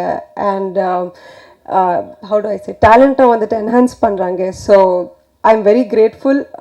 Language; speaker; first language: Tamil; non-native, fluent; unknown